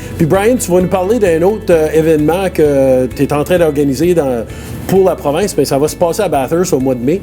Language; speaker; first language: French; native; French